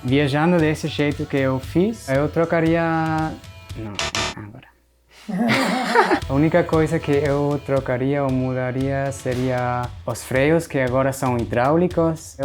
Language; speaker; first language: Portuguese; non-native, fluent; German